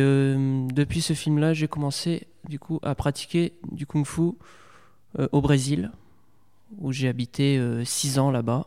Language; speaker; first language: French; native; French